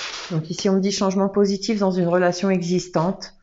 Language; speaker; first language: French; native; French